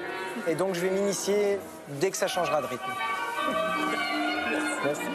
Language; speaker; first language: French; native; French